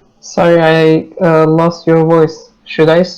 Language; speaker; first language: English; non-native, learner; Persian